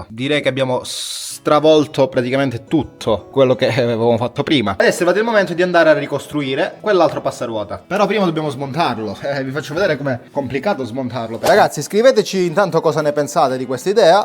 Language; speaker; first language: Italian; native; Italian